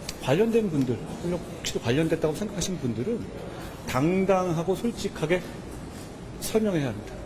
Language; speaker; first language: Korean; native; Korean